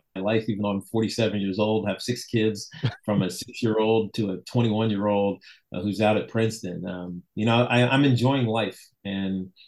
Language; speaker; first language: English; native; English